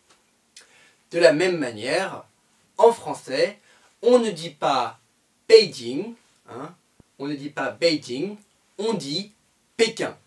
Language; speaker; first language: French; native; French